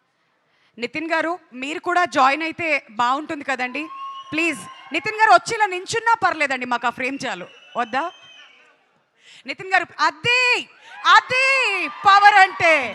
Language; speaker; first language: Telugu; native; Telugu